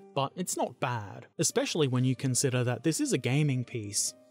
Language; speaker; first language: English; native; English